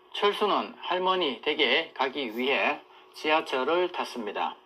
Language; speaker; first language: Korean; native; Korean